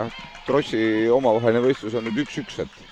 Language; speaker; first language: Estonian; native; Estonian